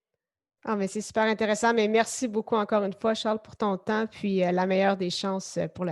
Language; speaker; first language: French; native; French